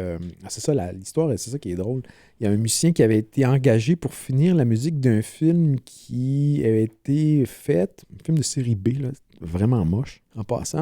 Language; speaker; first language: French; native; French